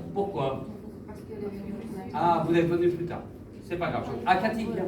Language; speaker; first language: French; native; French